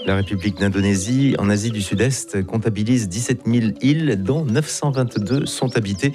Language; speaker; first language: French; native; French